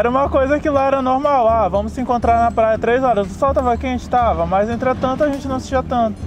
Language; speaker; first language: Portuguese; native; Portuguese